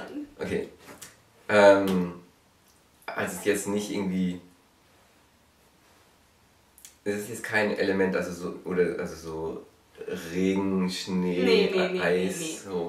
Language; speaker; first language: German; native; German